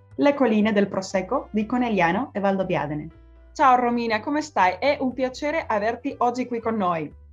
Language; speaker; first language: Italian; non-native, fluent; Spanish